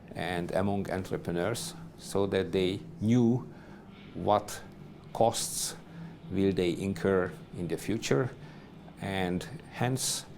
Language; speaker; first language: English; non-native, fluent; Hungarian